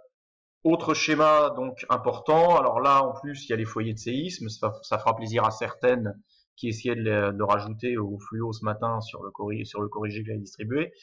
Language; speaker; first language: French; native; French